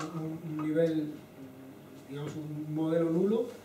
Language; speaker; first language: Spanish; native; Spanish